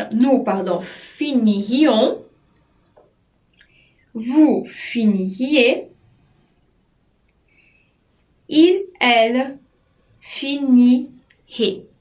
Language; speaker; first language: French; non-native, fluent; Portuguese